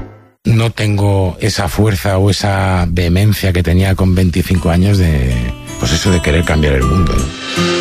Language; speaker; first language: Spanish; native; Spanish